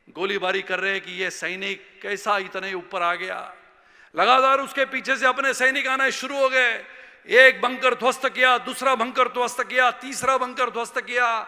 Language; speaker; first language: Hindi; non-native, local second language; Marathi